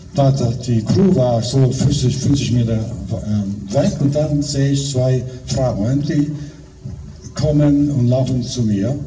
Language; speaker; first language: German; non-native, fluent; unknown